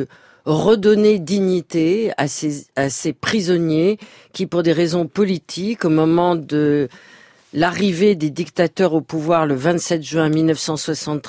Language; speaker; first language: French; native; French